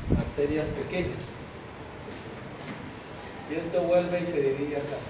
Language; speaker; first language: Spanish; native; Spanish